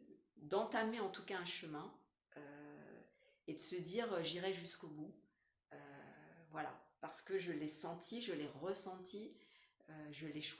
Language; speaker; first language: French; native; French